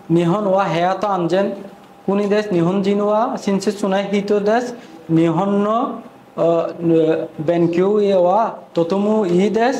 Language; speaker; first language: Japanese; non-native, learner; Bangla